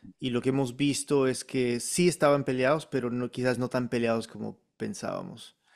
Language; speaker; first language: Spanish; early bilingual, heritage; Spanish